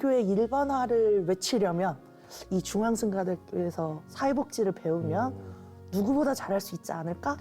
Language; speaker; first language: Korean; native; Korean